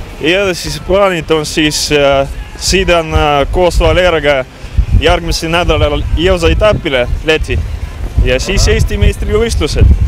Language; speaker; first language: Estonian; non-native, local second language; Russian